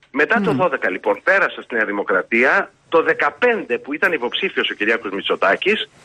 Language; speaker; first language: Greek; early bilingual, heritage; Greek